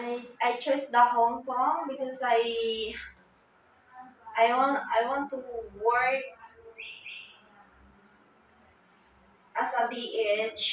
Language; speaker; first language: English; non-native, learner; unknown